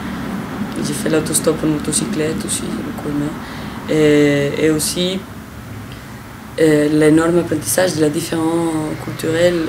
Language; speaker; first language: French; non-native, fluent; Spanish